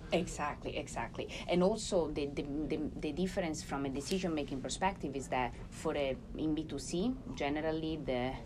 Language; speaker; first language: English; non-native, fluent; Italian